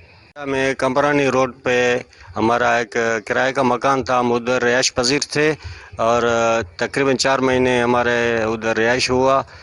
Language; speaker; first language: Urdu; non-native, local second language; Sindhi